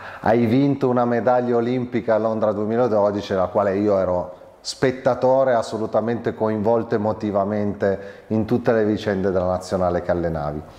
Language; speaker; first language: Italian; native; Italian